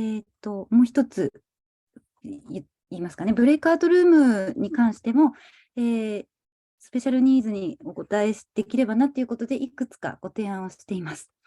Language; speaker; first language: Japanese; native; Japanese